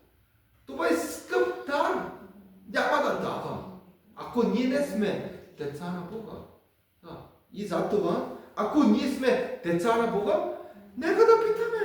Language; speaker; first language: Bulgarian; non-native, learner; Korean